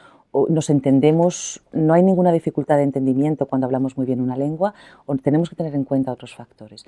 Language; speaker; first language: Spanish; native; Spanish